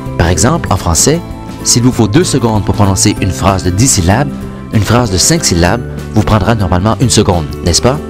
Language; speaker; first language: French; native; French